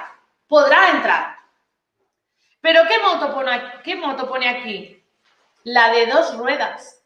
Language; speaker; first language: Spanish; native; Spanish